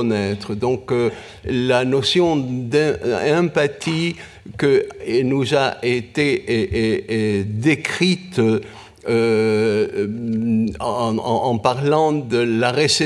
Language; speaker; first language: French; non-native, fluent; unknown